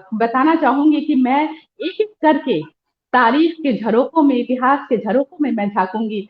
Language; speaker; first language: Hindi; native; Hindi